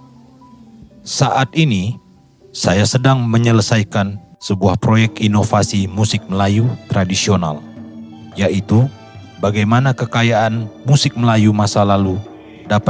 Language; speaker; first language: Indonesian; native; Indonesian